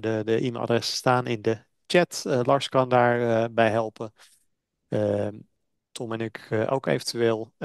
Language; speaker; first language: Dutch; native; Dutch